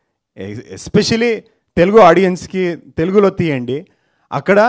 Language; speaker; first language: Telugu; non-native, learner; Kannada